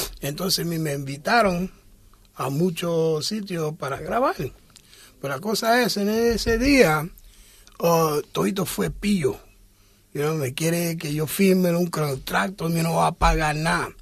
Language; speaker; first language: Spanish; early bilingual, heritage; English